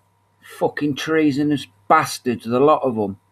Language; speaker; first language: English; native; English